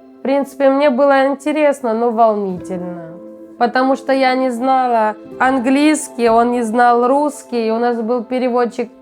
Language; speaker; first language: Russian; native; Russian